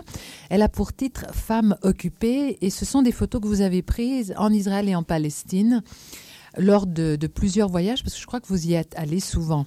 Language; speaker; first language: French; native; French